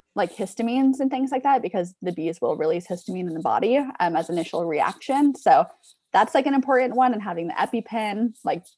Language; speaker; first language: English; native; English